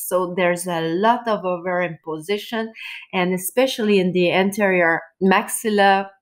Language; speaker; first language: English; non-native, fluent; French